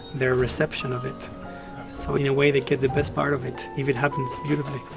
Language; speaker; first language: English; non-native, fluent; Spanish